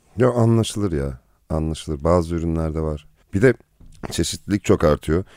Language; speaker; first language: Turkish; native; Turkish